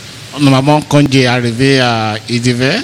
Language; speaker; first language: French; non-native, learner; English